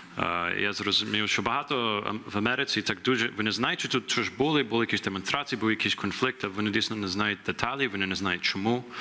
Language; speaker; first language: Ukrainian; early bilingual, heritage; Ukrainian